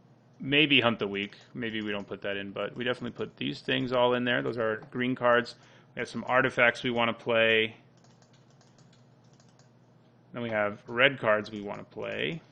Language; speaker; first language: English; native; English